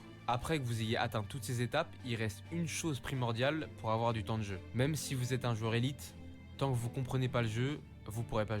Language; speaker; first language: French; native; French